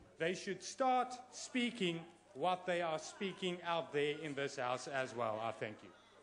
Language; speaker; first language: English; non-native, local second language; Afrikaans